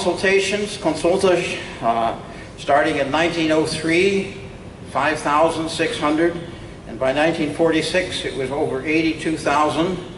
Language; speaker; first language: English; native; English